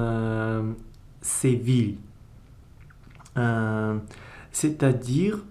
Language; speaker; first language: French; non-native, learner; Russian